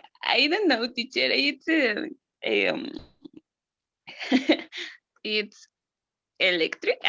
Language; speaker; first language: English; non-native, learner; Spanish